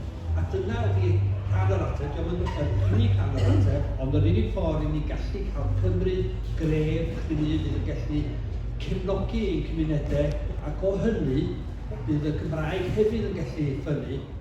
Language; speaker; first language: Welsh; native; Welsh